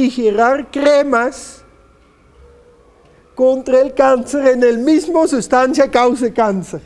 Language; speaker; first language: Spanish; non-native, fluent; Dutch